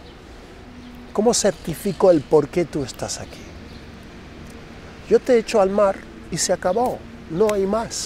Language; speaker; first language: Spanish; non-native, fluent; Krio